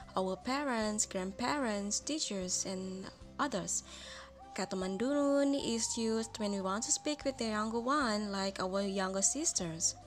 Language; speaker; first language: English; non-native, fluent; Indonesian